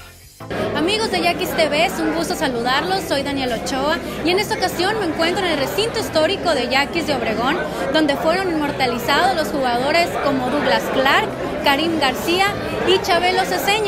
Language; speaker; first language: Spanish; native; Spanish